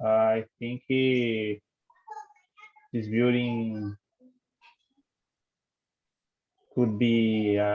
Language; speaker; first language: English; non-native, learner; Portuguese